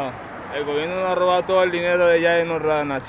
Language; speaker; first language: Spanish; native; Spanish